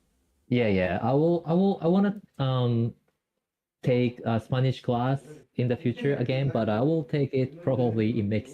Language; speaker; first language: English; non-native, fluent; Japanese